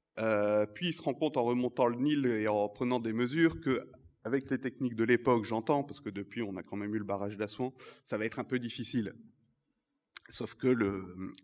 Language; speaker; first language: French; native; French